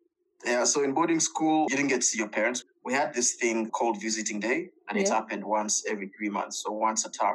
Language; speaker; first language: English; non-native, local second language; Ganda